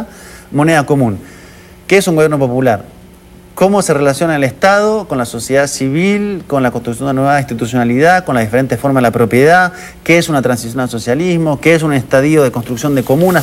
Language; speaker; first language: Spanish; native; Spanish